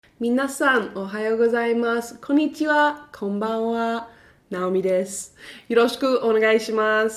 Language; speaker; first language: Japanese; non-native, learner; English